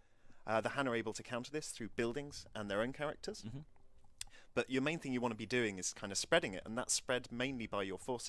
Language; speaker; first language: English; native; English